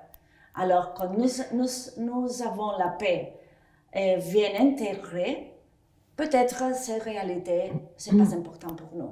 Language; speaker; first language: French; non-native, fluent; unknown